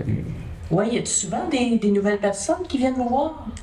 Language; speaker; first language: French; native; French